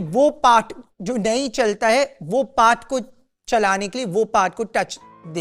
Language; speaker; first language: Hindi; non-native, local second language; English